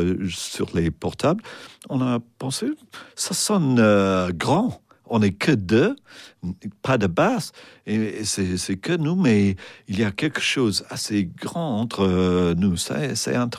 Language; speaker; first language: French; non-native, fluent; English